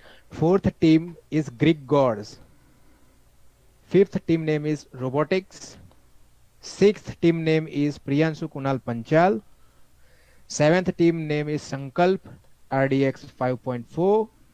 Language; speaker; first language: English; non-native, local second language; Gujarati